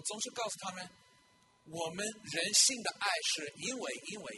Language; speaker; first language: Chinese; non-native, fluent; English